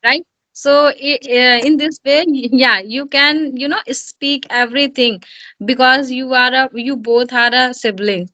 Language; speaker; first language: English; non-native, learner; Hindi